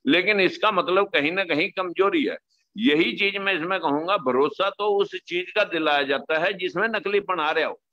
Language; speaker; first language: Hindi; native; Hindi